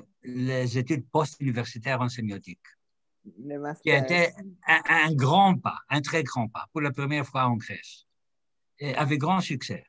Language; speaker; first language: French; non-native, fluent; Greek